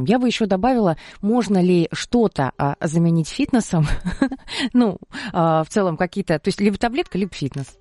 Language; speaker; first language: Russian; native; Russian